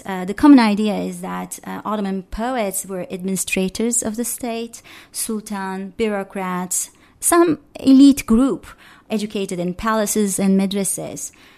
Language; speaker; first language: English; non-native, fluent; Turkish